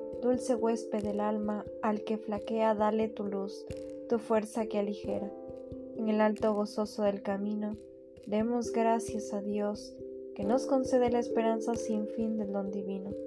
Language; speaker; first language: Spanish; native; Spanish